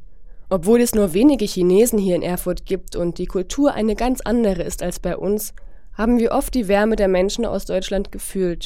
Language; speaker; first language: German; non-native, fluent; Chinese